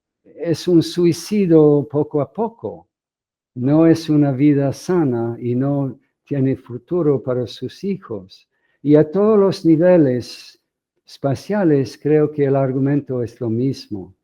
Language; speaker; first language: Spanish; non-native, fluent; English